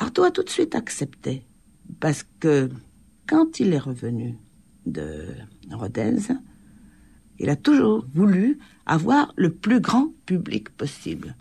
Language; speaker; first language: French; native; French